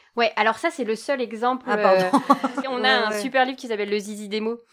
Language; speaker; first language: French; native; French